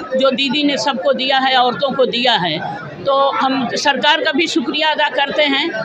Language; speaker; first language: Hindi; non-native, local second language; Urdu